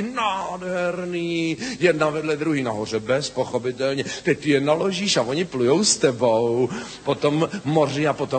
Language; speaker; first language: Czech; native; Czech